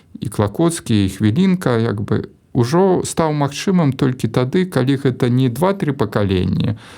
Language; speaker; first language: Belarusian; non-native, local second language; Russian